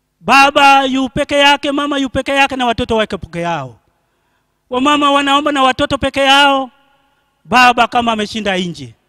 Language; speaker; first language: Swahili; non-native, local second language; Luo (Kenya and Tanzania)